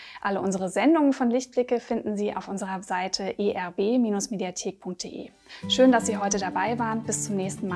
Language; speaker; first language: German; native; German